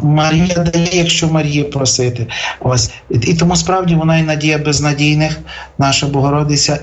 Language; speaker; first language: Ukrainian; native; Ukrainian